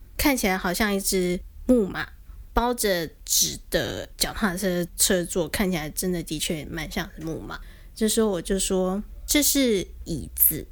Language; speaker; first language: Chinese; native; Chinese